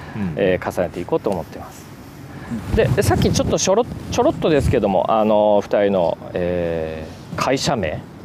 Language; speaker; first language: Japanese; native; Japanese